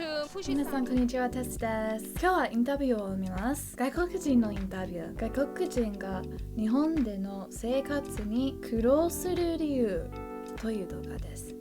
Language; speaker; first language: Japanese; non-native, learner; English